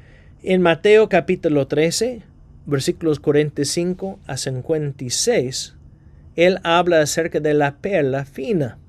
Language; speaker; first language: Spanish; non-native, fluent; English